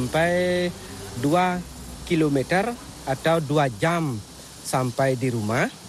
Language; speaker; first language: Indonesian; non-native, local second language; Balinese